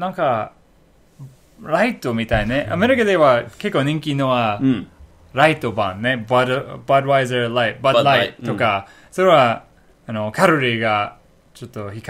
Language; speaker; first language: Japanese; non-native, learner; English